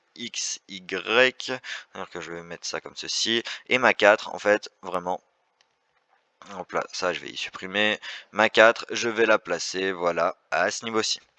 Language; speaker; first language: French; native; French